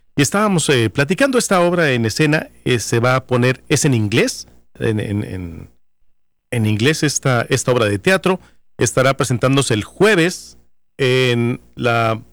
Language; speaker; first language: Spanish; native; Spanish